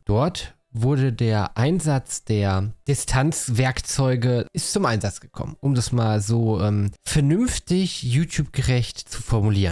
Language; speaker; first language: German; native; German